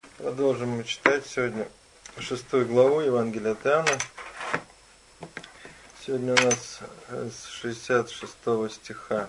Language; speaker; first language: Russian; native; Russian